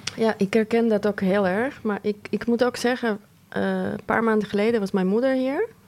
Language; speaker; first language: Dutch; non-native, fluent; Croatian